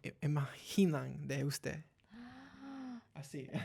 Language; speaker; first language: Spanish; early bilingual, heritage; English